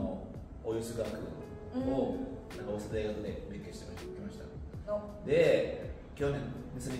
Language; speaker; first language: Japanese; non-native, fluent; Indonesian